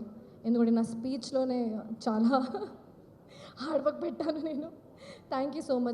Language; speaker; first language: Telugu; non-native, local second language; Hindi